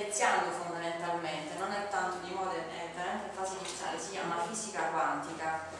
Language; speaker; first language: Italian; native; Italian